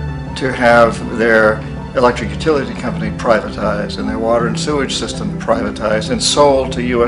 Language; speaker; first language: English; native; English